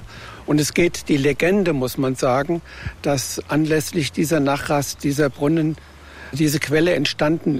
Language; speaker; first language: German; native; German